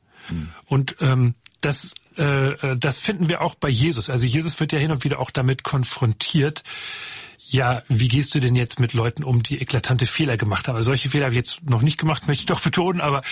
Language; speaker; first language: German; native; German